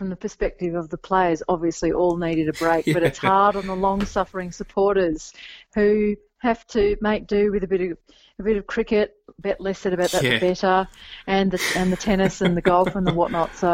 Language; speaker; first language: English; native; English